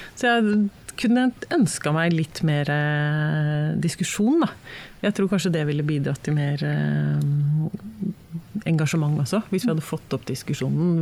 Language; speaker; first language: Norwegian; native; Norwegian